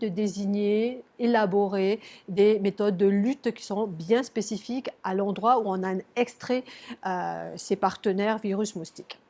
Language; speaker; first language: French; native; French